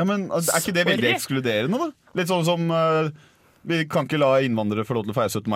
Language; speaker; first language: Norwegian; native; Norwegian